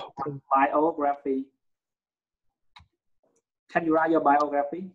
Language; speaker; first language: English; non-native, learner; Khmer